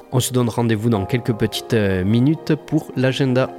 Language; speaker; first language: French; native; French